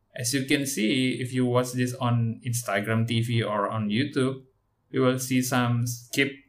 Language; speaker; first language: English; non-native, learner; Indonesian